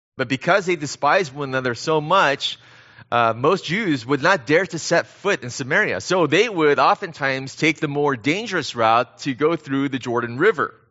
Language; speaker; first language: English; early bilingual, other home language; Korean